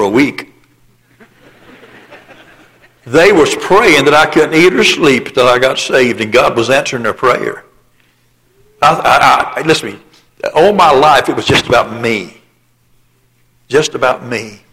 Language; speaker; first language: English; native; English